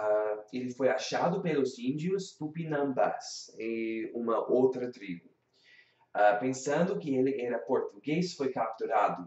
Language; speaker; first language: Portuguese; non-native, learner; English